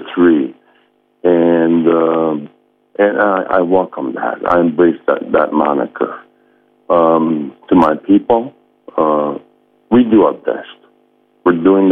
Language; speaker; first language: English; early bilingual, other home language; Samoan